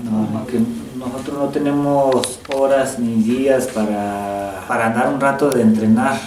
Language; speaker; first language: Spanish; non-native, local second language; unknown